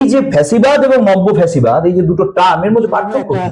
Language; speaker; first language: Bangla; native; Bangla